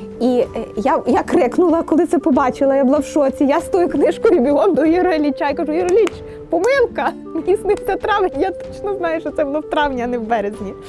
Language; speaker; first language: Ukrainian; native; Ukrainian